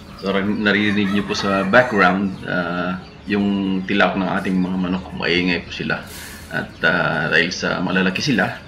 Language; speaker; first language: Filipino; non-native, local second language; Iloko